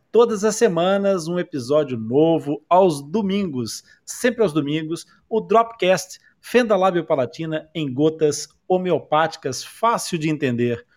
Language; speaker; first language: Portuguese; native; Portuguese